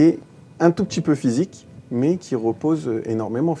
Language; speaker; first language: French; native; French